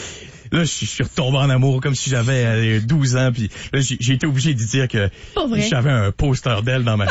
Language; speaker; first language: French; native; French